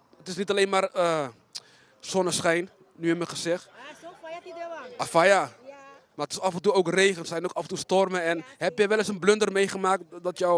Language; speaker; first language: Dutch; native; Dutch